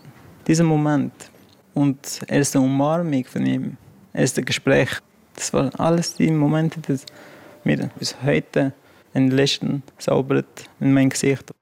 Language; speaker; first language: German; non-native, fluent; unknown